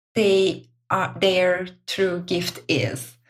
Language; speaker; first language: English; non-native, fluent; Turkish